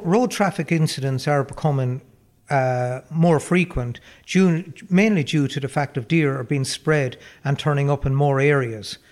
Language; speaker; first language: English; native; English